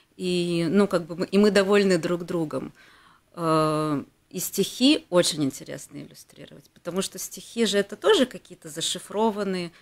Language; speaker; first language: Russian; native; Russian